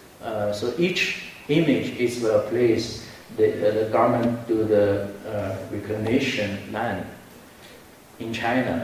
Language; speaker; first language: English; non-native, fluent; Chinese